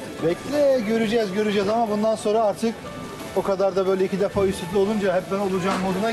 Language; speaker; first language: Turkish; native; Turkish